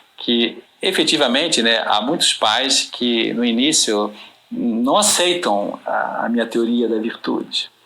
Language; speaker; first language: Portuguese; native; Portuguese